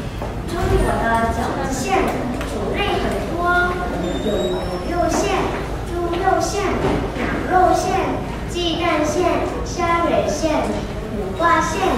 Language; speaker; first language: Chinese; non-native, learner; Korean